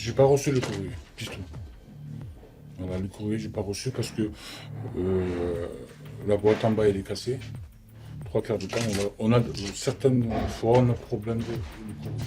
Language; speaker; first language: French; non-native, learner; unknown